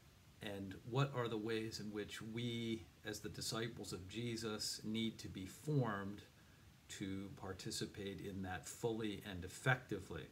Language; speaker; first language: English; native; English